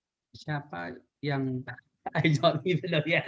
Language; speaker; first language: English; non-native, fluent; Thai